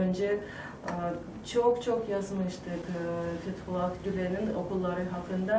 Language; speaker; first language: Turkish; non-native, fluent; Tajik